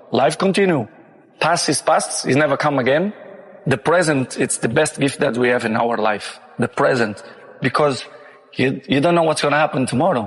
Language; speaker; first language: English; non-native, fluent; Portuguese